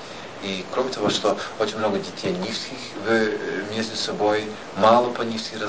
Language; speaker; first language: Russian; non-native, learner; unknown